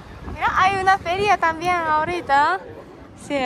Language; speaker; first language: Spanish; non-native, learner; Japanese